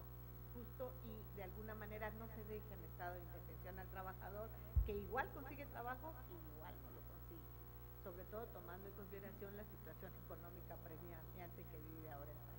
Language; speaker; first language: Spanish; native; Spanish